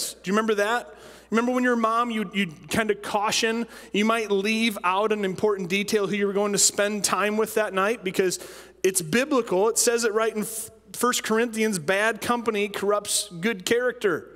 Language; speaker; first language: English; native; English